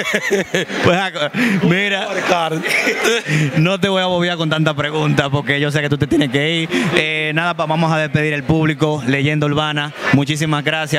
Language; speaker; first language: Spanish; native; Spanish